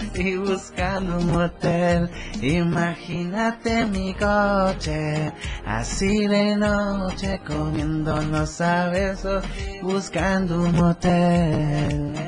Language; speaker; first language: Spanish; native; Spanish